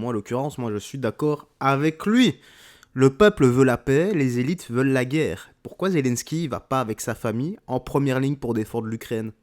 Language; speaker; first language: French; native; French